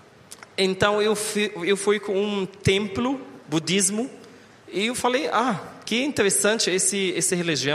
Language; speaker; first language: Portuguese; non-native, learner; Arabic